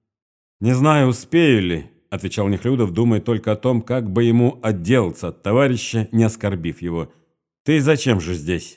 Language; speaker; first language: Russian; native; Russian